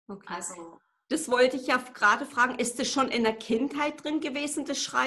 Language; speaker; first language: German; native; German